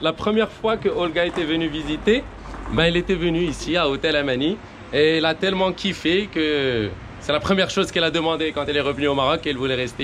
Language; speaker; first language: French; non-native, local second language; Arabic